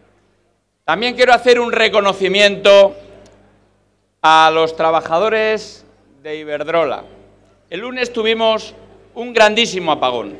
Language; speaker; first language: Spanish; native; Spanish